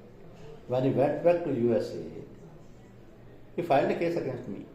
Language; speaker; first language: English; non-native, local second language; Hindi